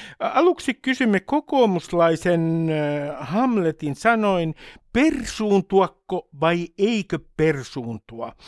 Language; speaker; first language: Finnish; native; Finnish